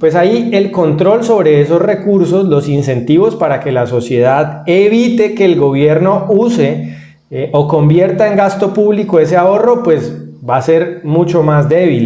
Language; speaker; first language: Spanish; native; Spanish